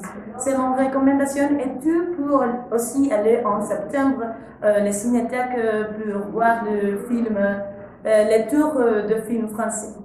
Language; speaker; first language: French; non-native, learner; Spanish